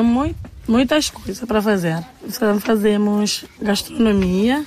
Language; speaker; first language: Portuguese; non-native, local second language; Kabuverdianu